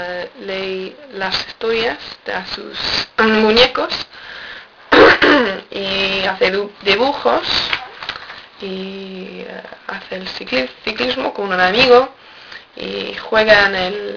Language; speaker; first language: Spanish; non-native, learner; English